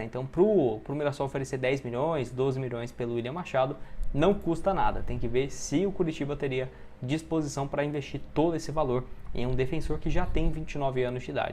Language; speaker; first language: Portuguese; native; Portuguese